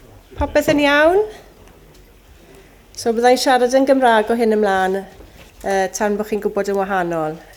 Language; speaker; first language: Welsh; native; Welsh